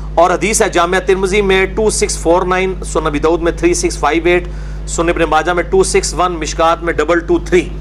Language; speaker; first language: Urdu; non-native, local second language; Punjabi